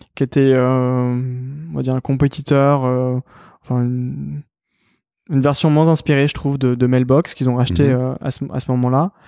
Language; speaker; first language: French; native; French